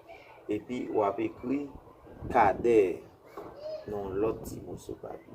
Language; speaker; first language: French; non-native, learner; Haitian Creole